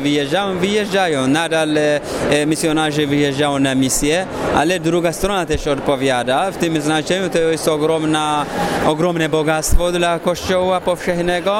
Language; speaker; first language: Polish; non-native, fluent; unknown